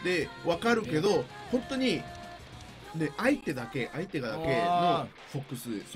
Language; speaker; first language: Japanese; non-native, learner; Spanish